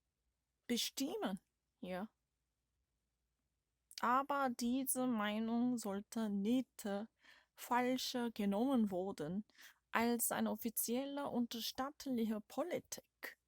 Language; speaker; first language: German; non-native, learner; Korean